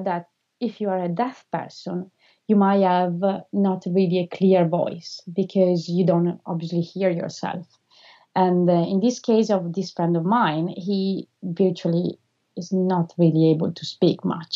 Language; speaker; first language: English; non-native, fluent; Italian